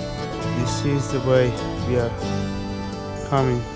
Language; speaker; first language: English; non-native, learner; Vietnamese